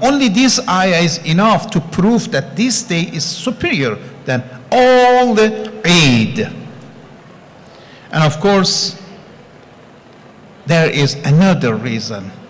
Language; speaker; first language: English; non-native, fluent; Persian